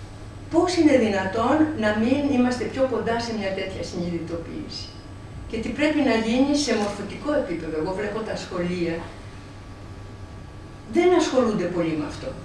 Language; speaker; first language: Greek; native; Greek